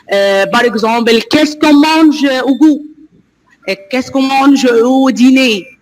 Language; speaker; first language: French; non-native, learner; Arabic